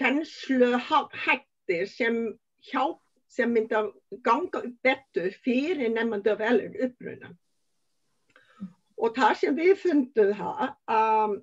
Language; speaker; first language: Icelandic; non-native, learner; Vietnamese